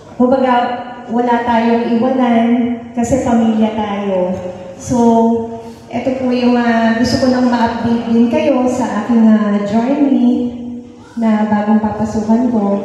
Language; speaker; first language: Filipino; native; Filipino